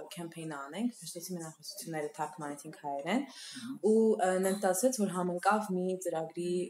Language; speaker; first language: Armenian; early bilingual, heritage; Armenian